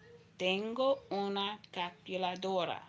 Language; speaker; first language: Spanish; non-native, learner; English